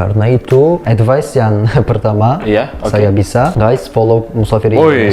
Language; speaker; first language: Indonesian; non-native, learner; Turkish